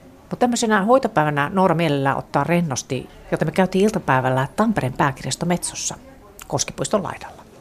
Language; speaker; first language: Finnish; native; Finnish